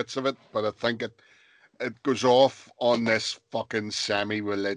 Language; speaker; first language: English; native; English